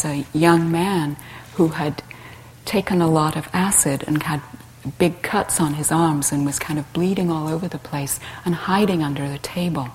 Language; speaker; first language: English; native; English